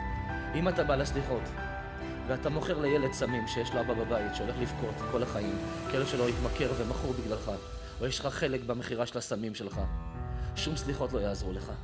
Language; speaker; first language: Hebrew; native; Hebrew